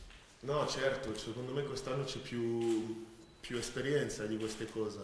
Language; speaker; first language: Italian; non-native, fluent; French